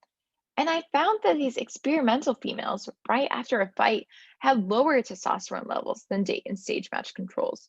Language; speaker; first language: English; native; English